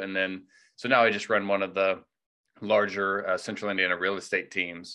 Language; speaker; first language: English; native; English